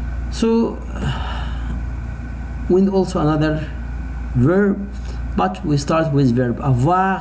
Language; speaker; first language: English; non-native, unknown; Arabic